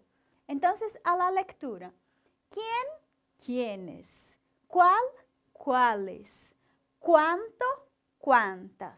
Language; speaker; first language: Spanish; non-native, fluent; Portuguese